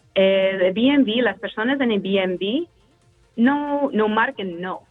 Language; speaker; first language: Spanish; non-native, fluent; English